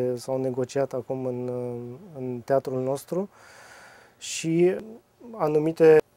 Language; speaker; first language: Romanian; native; Romanian